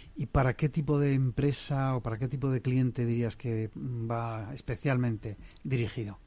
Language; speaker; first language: Spanish; native; Spanish